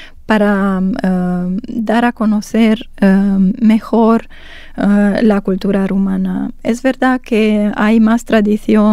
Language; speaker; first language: Spanish; non-native, fluent; Romanian